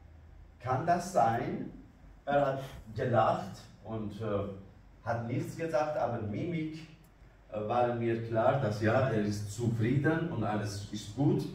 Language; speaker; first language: German; non-native, learner; Kurdish